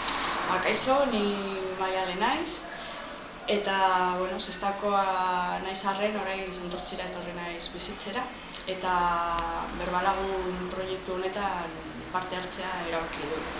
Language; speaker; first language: Basque; non-native, local second language; Spanish